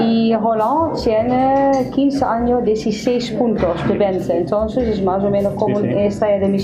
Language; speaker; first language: Spanish; non-native, learner; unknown